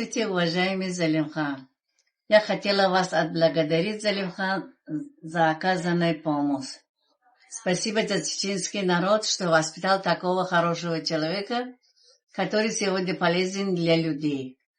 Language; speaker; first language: Russian; non-native, learner; Tajik